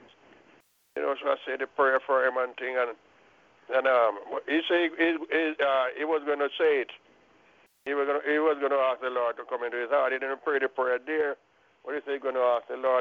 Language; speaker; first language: English; non-native, local second language; Jamaican Creole English